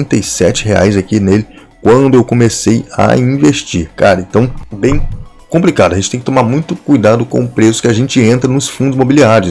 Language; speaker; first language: Portuguese; native; Portuguese